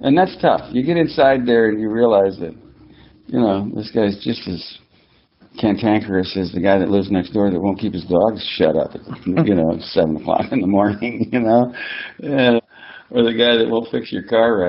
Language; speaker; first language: English; native; English